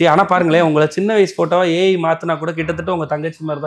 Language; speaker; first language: Tamil; native; Tamil